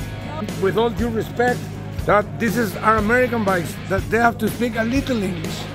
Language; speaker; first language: English; non-native, learner; Spanish